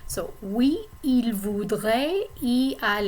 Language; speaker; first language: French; non-native, fluent; English